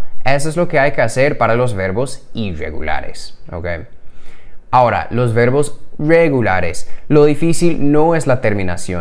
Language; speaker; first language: Spanish; non-native, fluent; English